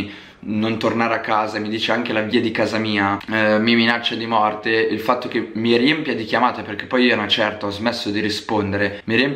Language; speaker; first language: Italian; native; Italian